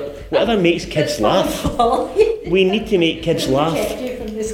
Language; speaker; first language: English; native; English